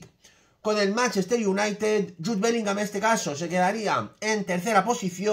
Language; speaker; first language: Spanish; native; Spanish